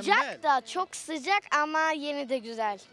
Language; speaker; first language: Turkish; early bilingual, heritage; Turkish